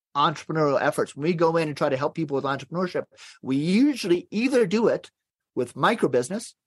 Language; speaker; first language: English; native; English